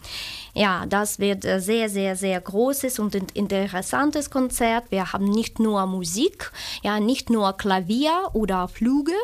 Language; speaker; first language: German; non-native, fluent; Ukrainian